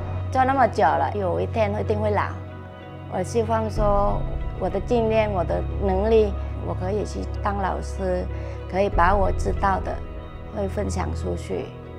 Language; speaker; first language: Chinese; non-native, fluent; Vietnamese